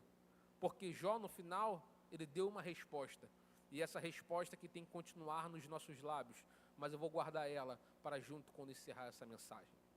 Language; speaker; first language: Portuguese; native; Portuguese